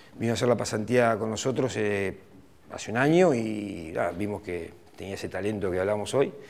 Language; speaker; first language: Spanish; native; Spanish